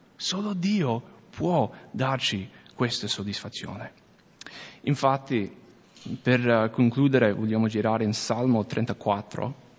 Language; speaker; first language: Italian; non-native, fluent; English